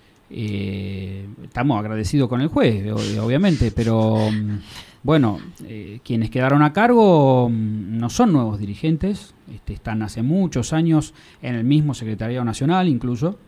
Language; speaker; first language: Spanish; native; Spanish